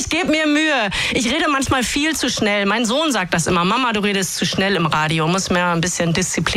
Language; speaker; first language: German; native; German